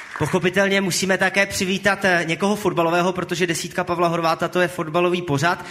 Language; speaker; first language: Czech; native; Czech